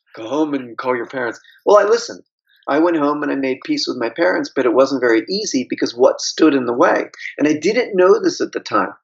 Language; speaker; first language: English; native; English